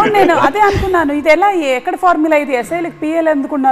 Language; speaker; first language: Telugu; native; Telugu